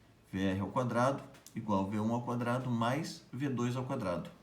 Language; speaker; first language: Portuguese; native; Portuguese